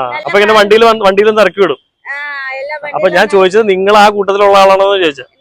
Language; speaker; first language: Malayalam; native; Malayalam